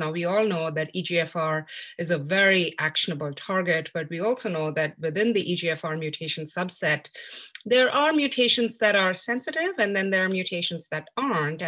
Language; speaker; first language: English; non-native, local second language; Hindi